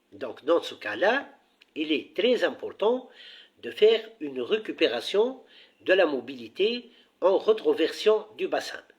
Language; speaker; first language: French; non-native, local second language; Arabic